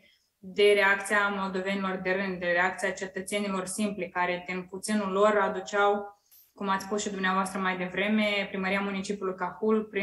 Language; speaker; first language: Romanian; native; Romanian